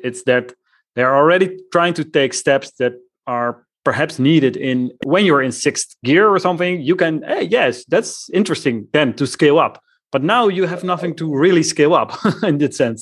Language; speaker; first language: English; non-native, fluent; Dutch